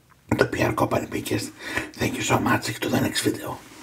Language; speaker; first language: English; non-native, learner; Greek